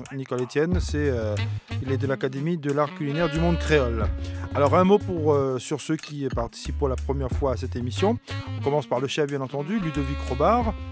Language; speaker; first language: French; native; French